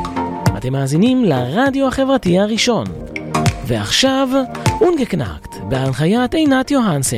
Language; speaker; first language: Hebrew; native; Hebrew